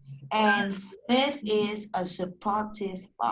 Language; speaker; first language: English; non-native, learner; Vietnamese